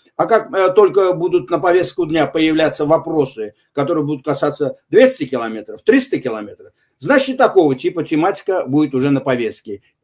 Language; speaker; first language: Russian; non-native, local second language; Azerbaijani